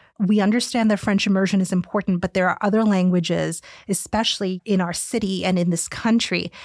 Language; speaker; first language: English; early bilingual, other home language; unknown